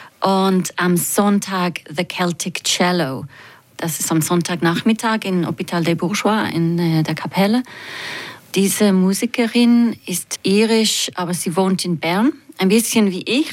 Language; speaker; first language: German; non-native, fluent; English